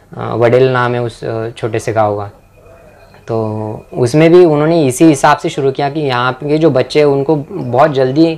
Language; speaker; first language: Hindi; non-native, local second language; Marathi